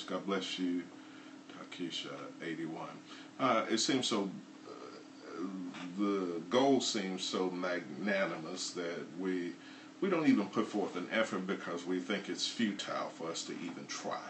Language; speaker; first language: English; native; English